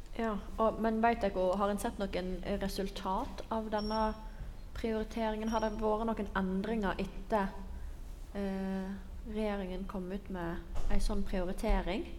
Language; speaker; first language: Norwegian; native; Norwegian